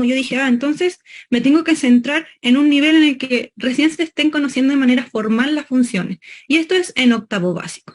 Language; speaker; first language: Spanish; native; Spanish